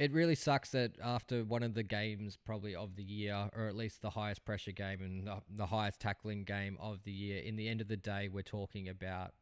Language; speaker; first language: English; native; English